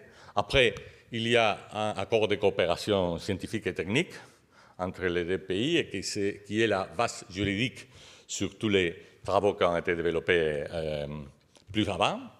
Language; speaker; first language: French; non-native, fluent; Spanish